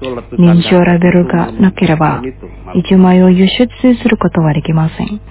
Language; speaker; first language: Japanese; non-native, fluent; Indonesian